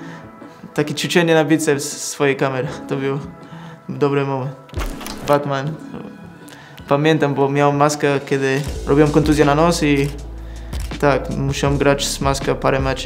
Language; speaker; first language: Polish; non-native, learner; English